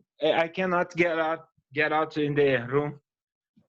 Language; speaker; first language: English; non-native, learner; Portuguese